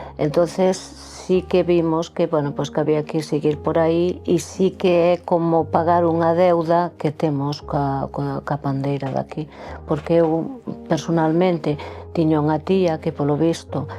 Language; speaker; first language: Galician; native; Galician